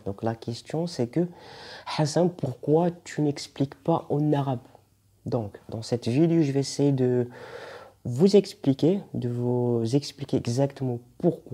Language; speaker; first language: French; non-native, local second language; Arabic